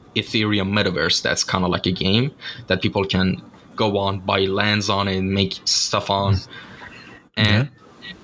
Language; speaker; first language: English; non-native, fluent; Persian